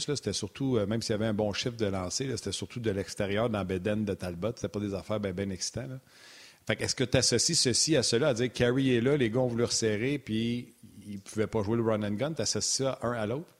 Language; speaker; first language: French; native; French